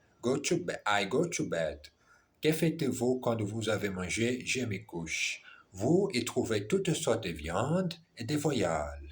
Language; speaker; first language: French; non-native, learner; Portuguese